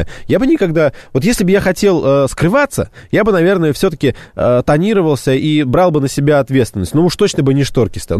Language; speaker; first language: Russian; native; Russian